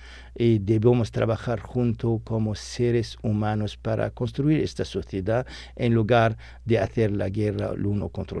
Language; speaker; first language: Spanish; non-native, fluent; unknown